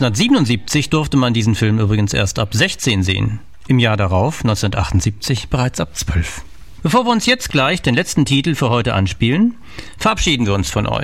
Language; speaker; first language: German; native; German